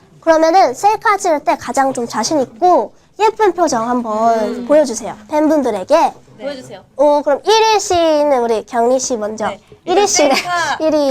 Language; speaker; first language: Korean; non-native, fluent; Chinese